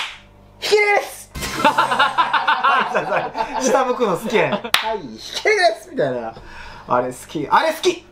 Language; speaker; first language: Japanese; native; Japanese